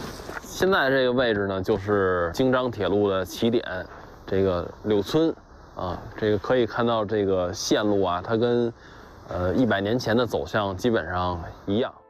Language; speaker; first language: Chinese; native; Chinese